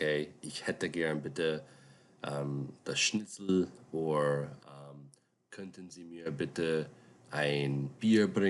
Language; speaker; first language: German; non-native, fluent; English